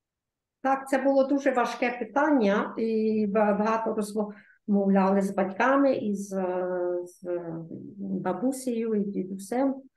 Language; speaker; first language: Ukrainian; early bilingual, heritage; Ukrainian